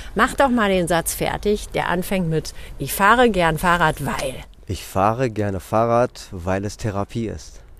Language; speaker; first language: German; non-native, fluent; Greek